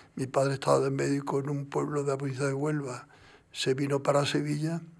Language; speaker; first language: Spanish; native; Spanish